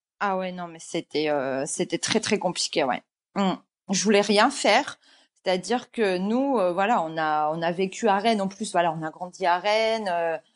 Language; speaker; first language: French; early bilingual, other home language; Georgian